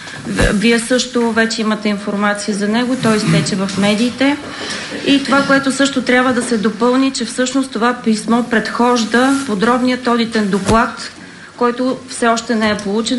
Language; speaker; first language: Bulgarian; native; Bulgarian